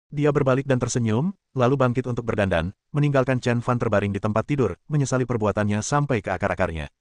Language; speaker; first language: Indonesian; native; Indonesian